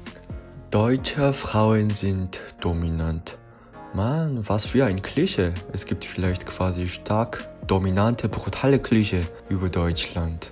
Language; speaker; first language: German; non-native, fluent; Korean